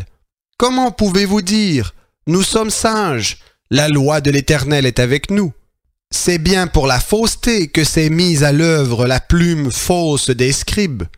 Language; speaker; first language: French; native; French